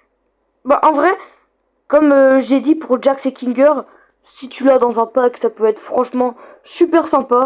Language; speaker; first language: French; native; French